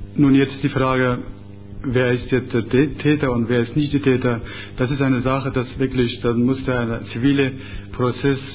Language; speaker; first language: German; non-native, fluent; Persian